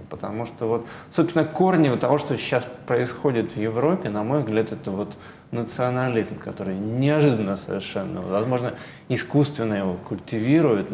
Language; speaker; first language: Russian; native; Russian